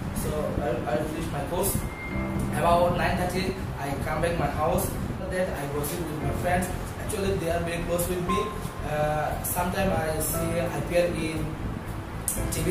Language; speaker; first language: English; non-native, learner; Bangla